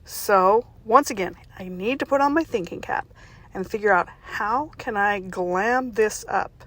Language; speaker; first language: English; native; English